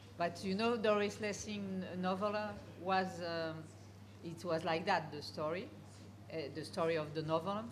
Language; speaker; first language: English; non-native, learner; French